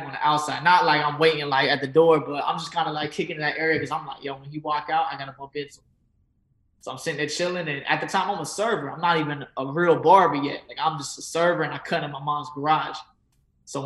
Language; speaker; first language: English; native; English